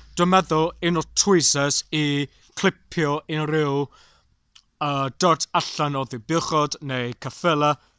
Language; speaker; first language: Welsh; non-native, local second language; English